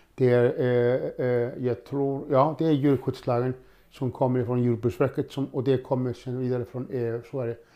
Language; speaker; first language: Swedish; non-native, fluent; Icelandic